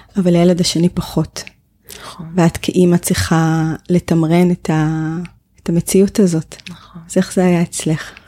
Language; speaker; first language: Hebrew; native; Hebrew